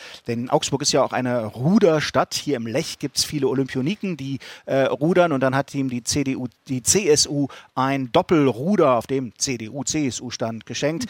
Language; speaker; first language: German; native; German